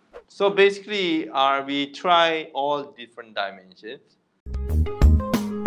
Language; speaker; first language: English; non-native, fluent; Korean